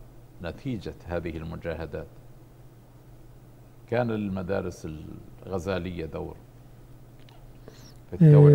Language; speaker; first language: Arabic; native; Arabic